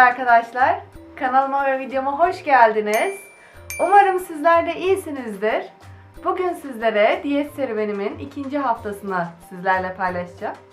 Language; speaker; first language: Turkish; native; Turkish